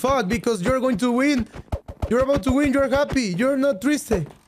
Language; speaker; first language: English; non-native, learner; Spanish